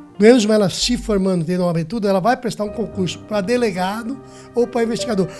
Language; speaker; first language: Portuguese; native; Portuguese